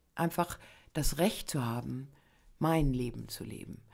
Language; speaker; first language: German; native; German